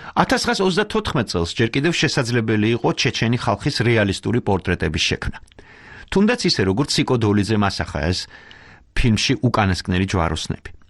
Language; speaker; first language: Georgian; native; Georgian